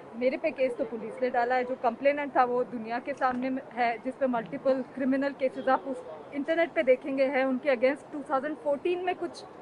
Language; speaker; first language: Hindi; native; Hindi